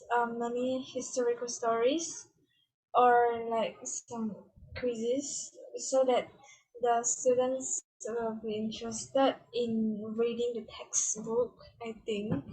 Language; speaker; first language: English; non-native, learner; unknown